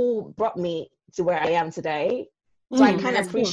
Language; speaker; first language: English; non-native, local second language; Yoruba